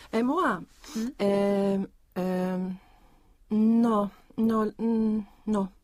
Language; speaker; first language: French; non-native, learner; Swedish